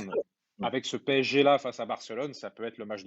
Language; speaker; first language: French; native; French